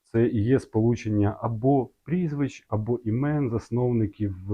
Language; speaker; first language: Ukrainian; non-native, local second language; Russian